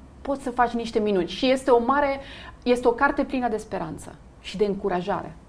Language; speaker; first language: Romanian; non-native, fluent; Italian